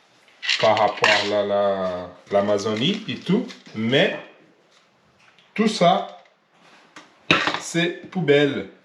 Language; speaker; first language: French; non-native, learner; Portuguese